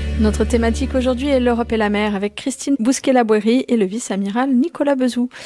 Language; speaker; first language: French; native; French